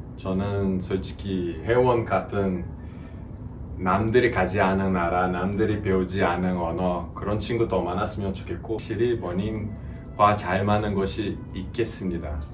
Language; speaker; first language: Korean; non-native, fluent; Portuguese